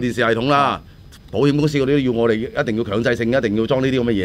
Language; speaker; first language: Cantonese; native; Cantonese